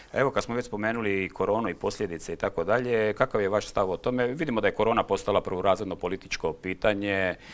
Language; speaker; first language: Croatian; native; Croatian